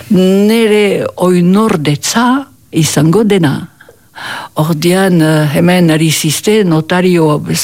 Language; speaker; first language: Basque; native; Basque